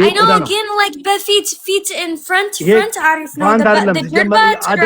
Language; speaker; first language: English; non-native, learner; Amharic